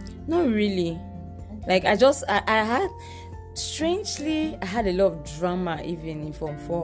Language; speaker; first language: English; non-native, local second language; French